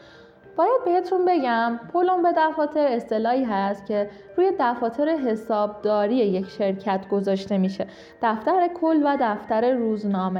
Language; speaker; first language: Persian; native; Persian